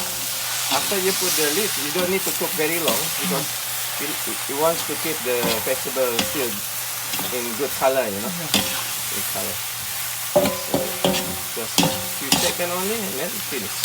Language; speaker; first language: English; non-native, fluent; Indonesian